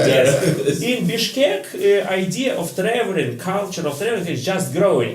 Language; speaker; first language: English; non-native, learner; Russian